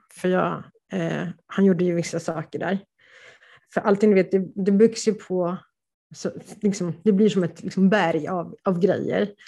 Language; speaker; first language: Swedish; early bilingual, other home language; Polish